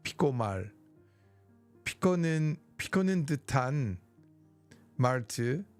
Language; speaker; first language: Korean; non-native, learner; English